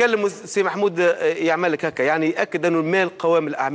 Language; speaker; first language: Arabic; native; Arabic